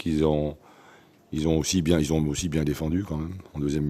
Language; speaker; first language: French; native; French